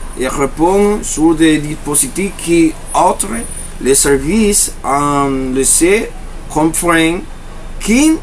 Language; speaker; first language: French; non-native, learner; Spanish